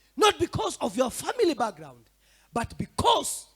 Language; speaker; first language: English; non-native, local second language; Swahili